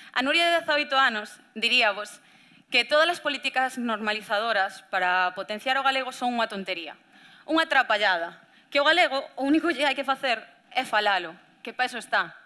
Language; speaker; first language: Galician; native; Galician